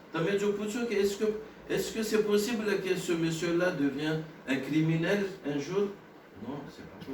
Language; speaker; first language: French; non-native, local second language; Gujarati